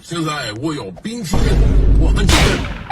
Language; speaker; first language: Chinese; non-native, learner; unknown